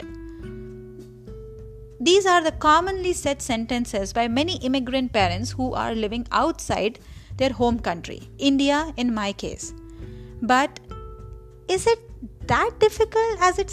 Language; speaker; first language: English; non-native, local second language; Marathi